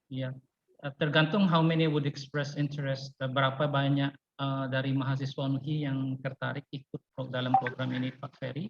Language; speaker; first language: Indonesian; non-native, fluent; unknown